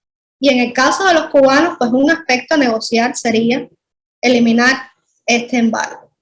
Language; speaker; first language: Spanish; native; Spanish